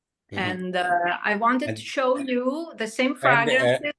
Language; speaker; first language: English; non-native, learner; Italian